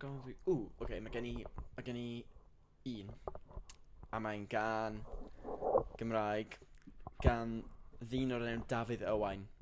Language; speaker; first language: Welsh; native; Welsh